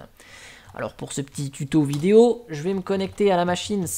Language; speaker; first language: French; native; French